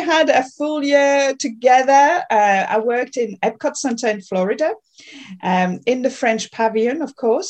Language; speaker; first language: English; non-native, fluent; French